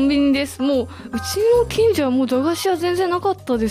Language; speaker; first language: Japanese; native; Japanese